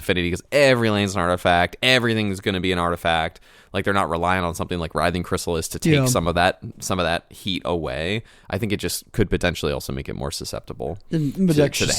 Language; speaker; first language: English; native; English